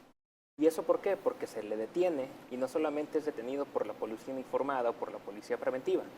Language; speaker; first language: Spanish; native; Spanish